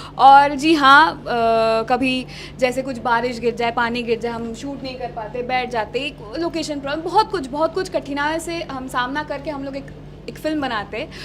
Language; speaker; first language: Hindi; non-native, local second language; Bangla